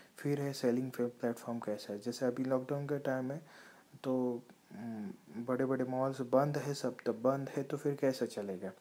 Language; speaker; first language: Hindi; native; Hindi